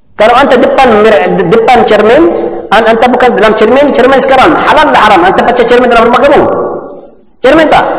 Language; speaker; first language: Malay; non-native, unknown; Arabic